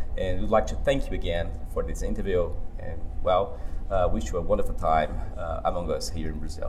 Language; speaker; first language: English; non-native, fluent; Portuguese